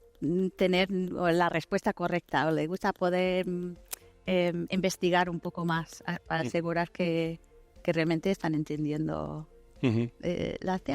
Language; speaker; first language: Spanish; non-native, fluent; English